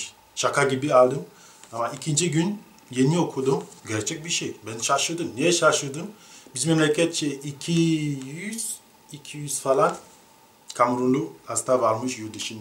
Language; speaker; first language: Turkish; non-native, learner; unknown